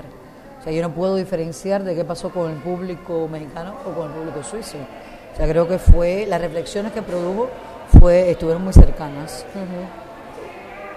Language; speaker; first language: Spanish; native; Spanish